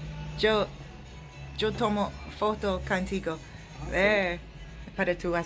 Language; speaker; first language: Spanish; non-native, learner; English